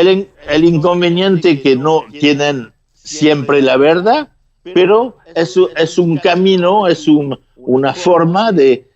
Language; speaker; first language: Spanish; non-native, fluent; French